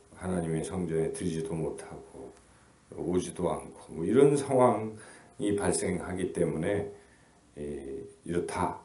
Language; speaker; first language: Korean; native; Korean